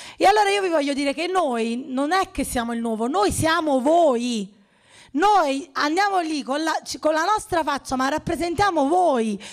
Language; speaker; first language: Italian; native; Italian